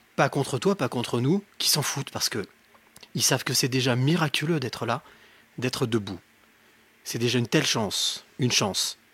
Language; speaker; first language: French; native; French